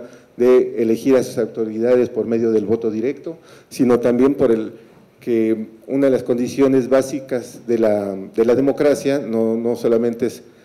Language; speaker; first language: Spanish; native; Spanish